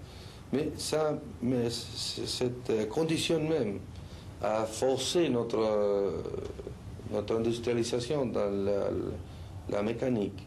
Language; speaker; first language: French; non-native, fluent; Spanish